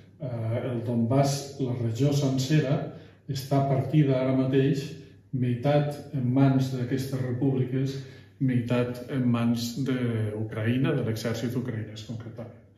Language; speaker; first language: Catalan; native; Catalan